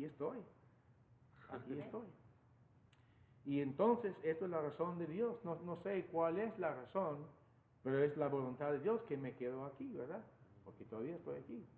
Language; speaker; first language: Spanish; non-native, fluent; English